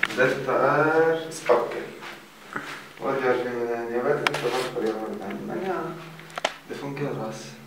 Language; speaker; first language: Swedish; early bilingual, other home language; Arabic